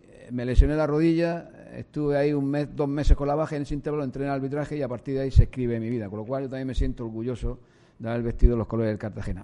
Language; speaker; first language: Spanish; native; Spanish